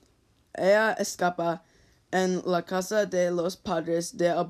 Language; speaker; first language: Spanish; non-native, learner; English